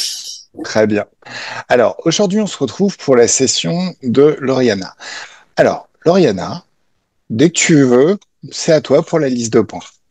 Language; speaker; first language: French; native; French